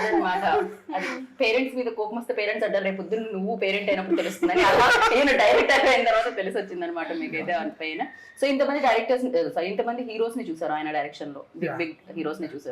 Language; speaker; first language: Telugu; native; Telugu